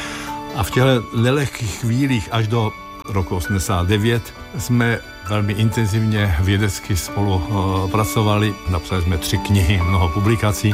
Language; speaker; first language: Czech; native; Czech